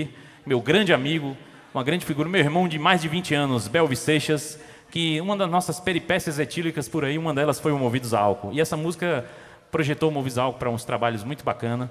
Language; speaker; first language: Portuguese; native; Portuguese